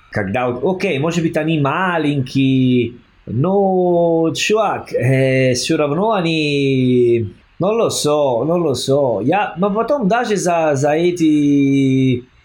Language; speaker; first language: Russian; non-native, learner; Italian